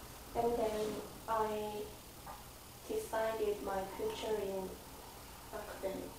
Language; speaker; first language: English; non-native, learner; Korean